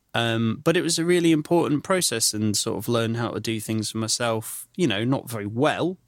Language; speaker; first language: English; native; English